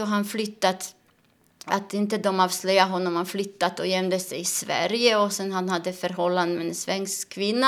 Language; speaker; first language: Swedish; non-native, fluent; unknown